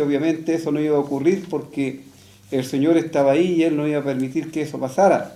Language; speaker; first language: Spanish; native; Spanish